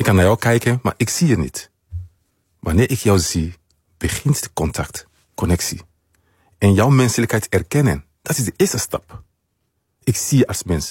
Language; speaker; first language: Dutch; non-native, fluent; Mandingo